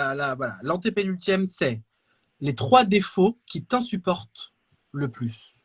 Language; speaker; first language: French; native; French